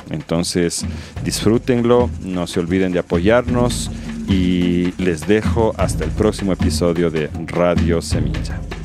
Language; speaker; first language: Spanish; native; Spanish